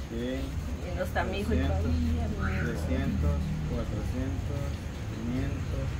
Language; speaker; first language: Spanish; native; Spanish